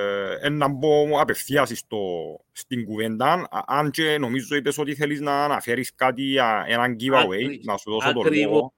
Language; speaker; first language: Greek; native; Greek